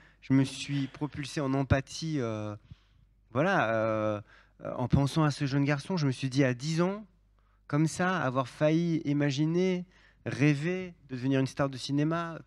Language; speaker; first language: French; native; French